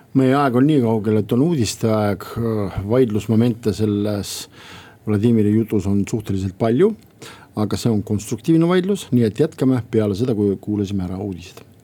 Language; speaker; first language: Estonian; non-native, local second language; Russian